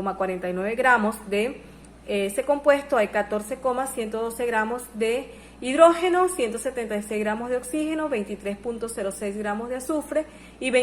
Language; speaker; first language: Spanish; native; Spanish